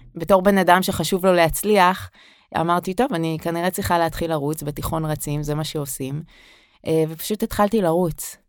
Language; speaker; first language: Hebrew; native; Hebrew